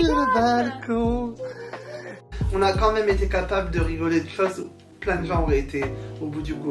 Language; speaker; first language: French; native; French